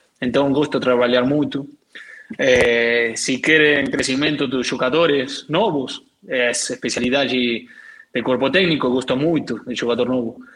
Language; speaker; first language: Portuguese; non-native, learner; Spanish